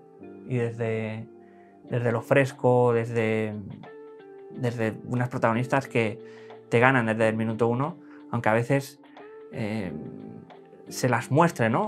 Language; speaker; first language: Spanish; native; Spanish